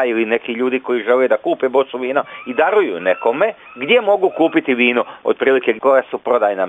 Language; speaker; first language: Croatian; native; Croatian